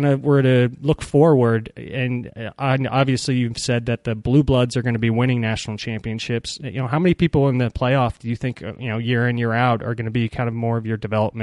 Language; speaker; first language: English; native; English